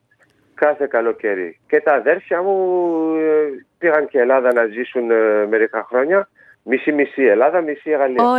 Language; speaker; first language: Greek; early bilingual, heritage; Greek